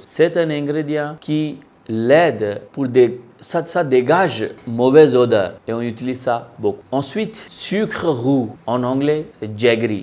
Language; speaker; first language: French; non-native, local second language; Hindi